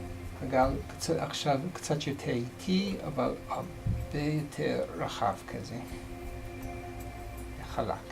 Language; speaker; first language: Hebrew; non-native, fluent; English